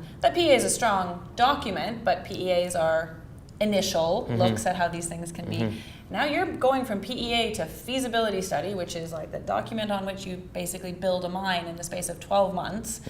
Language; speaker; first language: English; native; English